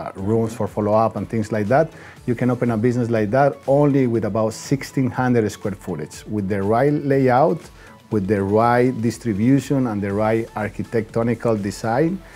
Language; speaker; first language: English; non-native, fluent; Spanish